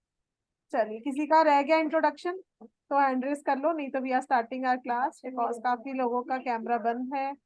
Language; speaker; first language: Hindi; native; Hindi